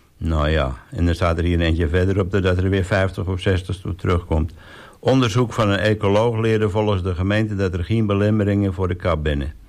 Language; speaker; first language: Dutch; native; Dutch